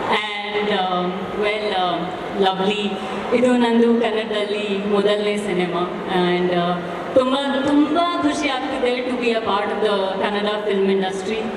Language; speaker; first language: Kannada; non-native, learner; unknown